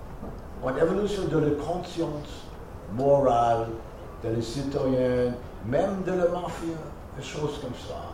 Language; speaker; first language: French; non-native, fluent; English